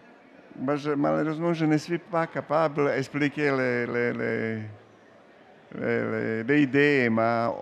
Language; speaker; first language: French; non-native, learner; Serbian